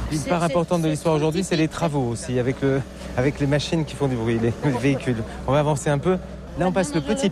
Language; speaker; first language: French; native; French